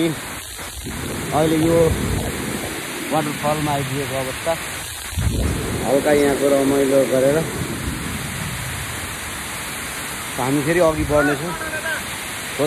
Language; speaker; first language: Nepali; native; Nepali